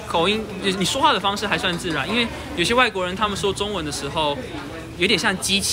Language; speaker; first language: Chinese; native; Chinese